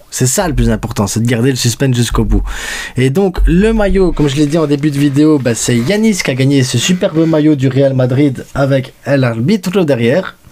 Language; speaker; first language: French; early bilingual, other home language; Spanish